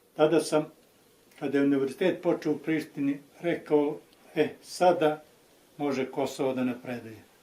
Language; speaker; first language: Bosnian; native; Bosnian